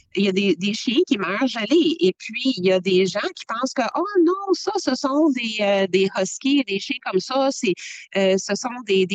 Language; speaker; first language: French; native; French